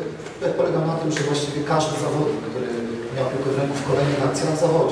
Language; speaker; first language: Polish; native; Polish